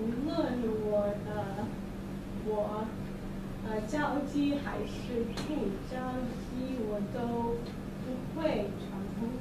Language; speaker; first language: Chinese; non-native, learner; English